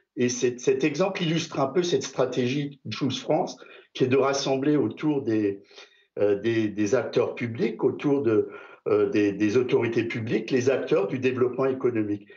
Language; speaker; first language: French; native; French